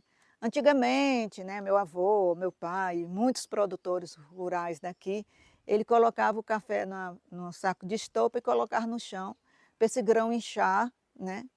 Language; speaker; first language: Portuguese; native; Portuguese